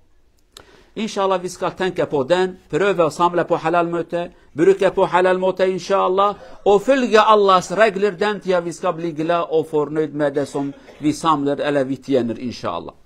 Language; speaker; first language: Norwegian; non-native, learner; Kurdish